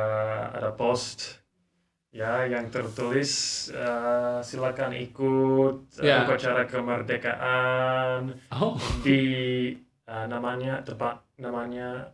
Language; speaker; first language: Indonesian; non-native, learner; English